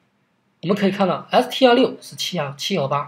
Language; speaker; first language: Chinese; native; Chinese